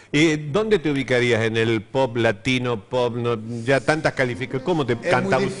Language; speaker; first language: Spanish; native; Spanish